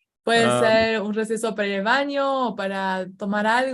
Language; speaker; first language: Spanish; native; Spanish